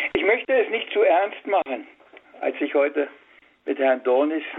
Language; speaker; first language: German; native; German